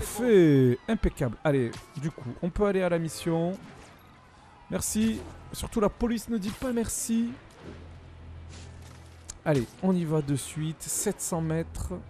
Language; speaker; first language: French; native; French